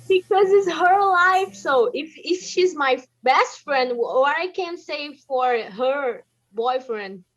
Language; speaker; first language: English; non-native, learner; Portuguese